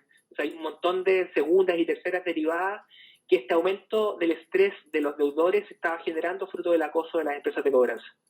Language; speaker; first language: Spanish; native; Spanish